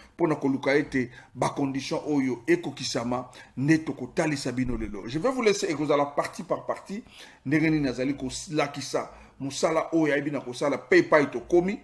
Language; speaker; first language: Lingala; native; Lingala